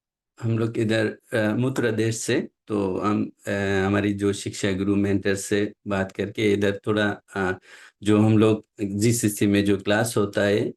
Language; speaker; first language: Hindi; non-native, local second language; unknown